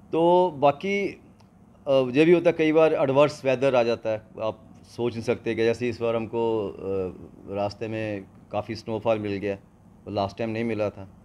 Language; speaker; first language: Hindi; non-native, local second language; Punjabi